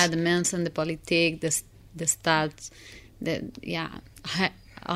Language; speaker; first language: Dutch; non-native, learner; Spanish